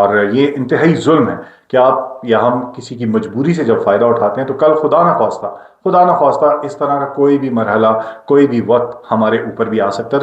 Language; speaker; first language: Urdu; non-native, local second language; Northern Hindko